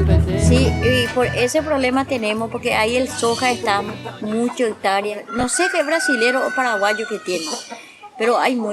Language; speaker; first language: Spanish; non-native, local second language; Guarani